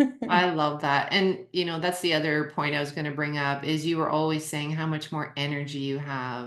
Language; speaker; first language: English; native; English